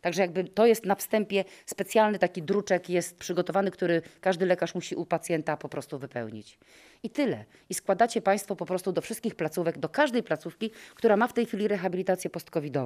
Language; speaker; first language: Polish; native; Polish